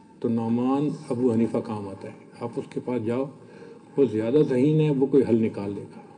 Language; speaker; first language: Urdu; non-native, local second language; Punjabi